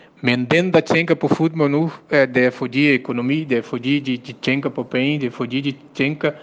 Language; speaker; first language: Danish; non-native, learner; Portuguese